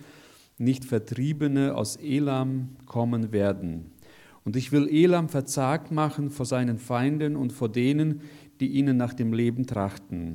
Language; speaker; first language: German; native; German